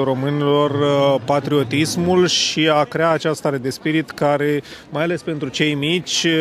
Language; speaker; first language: Romanian; native; Romanian